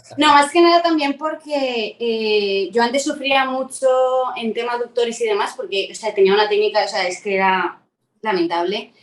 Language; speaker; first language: Spanish; native; Spanish